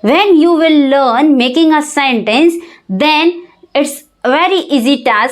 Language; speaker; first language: English; non-native, learner; Hindi